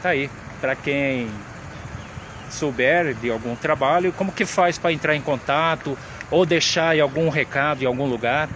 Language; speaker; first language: Portuguese; native; Portuguese